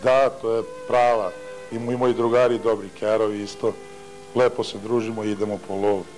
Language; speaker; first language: Bosnian; native; Bosnian